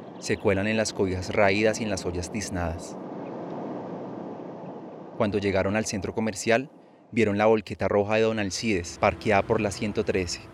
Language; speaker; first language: Spanish; native; Spanish